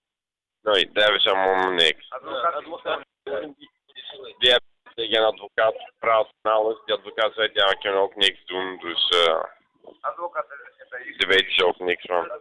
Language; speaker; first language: Dutch; non-native, local second language; Bosnian